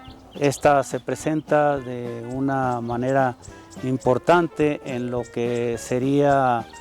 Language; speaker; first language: Spanish; native; Spanish